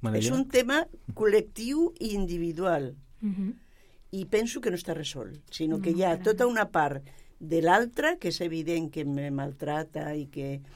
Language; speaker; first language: Catalan; non-native, local second language; Spanish